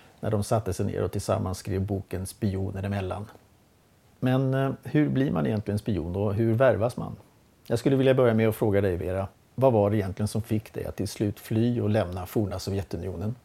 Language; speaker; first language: Swedish; native; Swedish